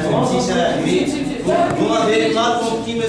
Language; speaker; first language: French; non-native, local second language; Arabic